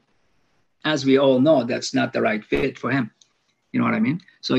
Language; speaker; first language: English; non-native, fluent; Japanese